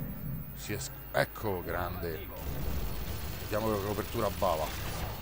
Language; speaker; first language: Italian; native; Italian